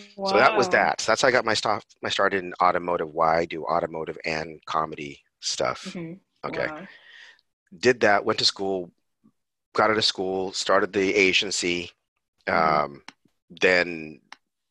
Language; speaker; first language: English; native; English